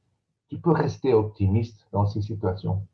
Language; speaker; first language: French; non-native, fluent; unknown